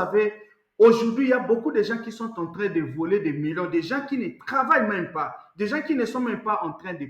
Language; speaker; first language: French; non-native, local second language; Lingala